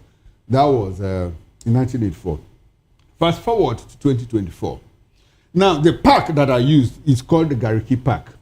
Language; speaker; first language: English; non-native, local second language; Igbo